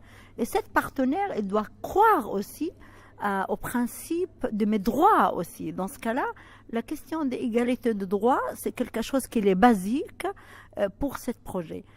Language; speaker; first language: French; non-native, fluent; Arabic